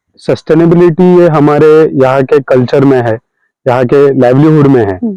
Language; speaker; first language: Hindi; non-native, local second language; Marathi